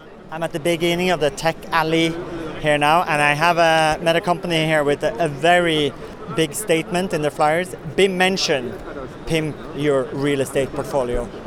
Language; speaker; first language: English; non-native, fluent; Norwegian